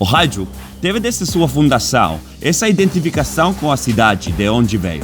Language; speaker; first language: Portuguese; native; Portuguese